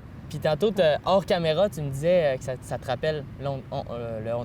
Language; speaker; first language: French; native; French